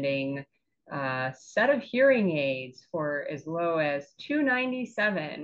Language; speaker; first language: English; native; English